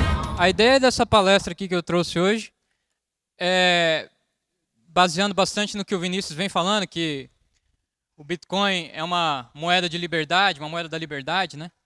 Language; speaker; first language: Portuguese; native; Portuguese